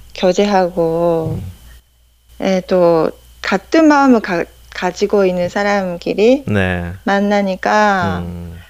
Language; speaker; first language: Korean; non-native, learner; Japanese